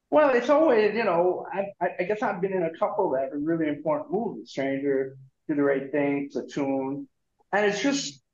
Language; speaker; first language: English; native; English